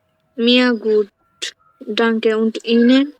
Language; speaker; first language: German; non-native, learner; Bangla